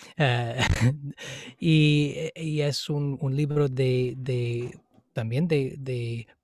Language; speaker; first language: Spanish; non-native, fluent; English